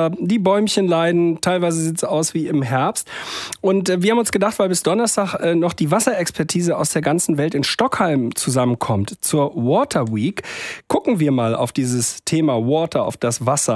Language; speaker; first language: German; native; German